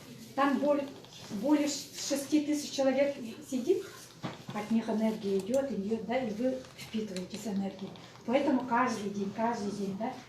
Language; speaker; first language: Russian; native; Russian